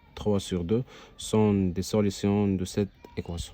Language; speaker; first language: French; non-native, local second language; Arabic